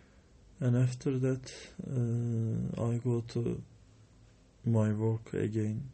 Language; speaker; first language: English; non-native, learner; Turkish